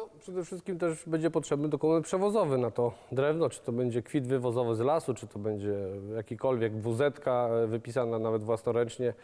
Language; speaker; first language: Polish; native; Polish